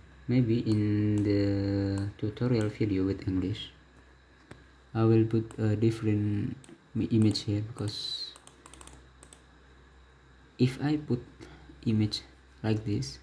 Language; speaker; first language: English; non-native, learner; Indonesian